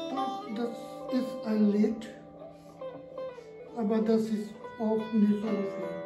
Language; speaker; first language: German; non-native, learner; Urdu